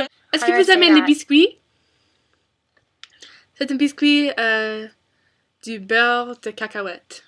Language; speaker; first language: French; non-native, learner; English